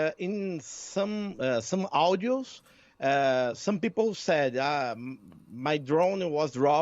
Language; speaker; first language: English; non-native, learner; Portuguese